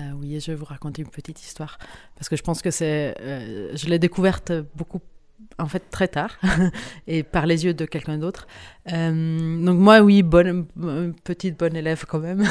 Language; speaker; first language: French; non-native, local second language; Italian